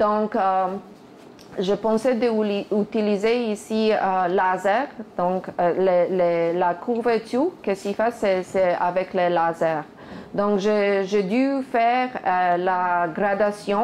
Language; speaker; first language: French; non-native, fluent; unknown